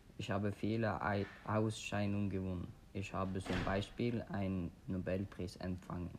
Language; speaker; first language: German; non-native, learner; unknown